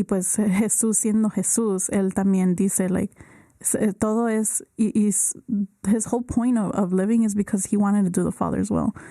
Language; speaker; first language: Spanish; early bilingual, heritage; Spanish